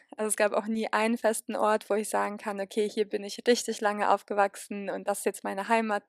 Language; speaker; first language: German; early bilingual, other home language; Polish